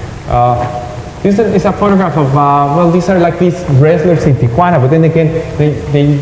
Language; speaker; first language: English; non-native, fluent; Spanish